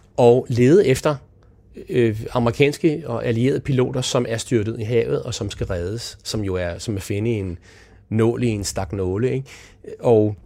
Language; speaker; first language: Danish; native; Danish